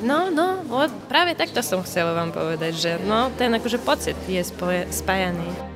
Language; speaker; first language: Slovak; non-native, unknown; Russian